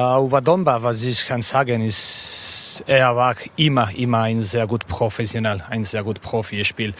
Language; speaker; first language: German; non-native, learner; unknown